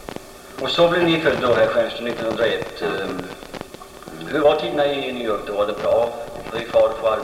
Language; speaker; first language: Swedish; native; Swedish